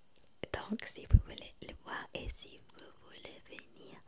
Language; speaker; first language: French; non-native, learner; Spanish